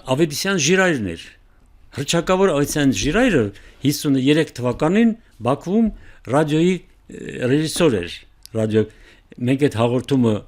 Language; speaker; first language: Armenian; native; Armenian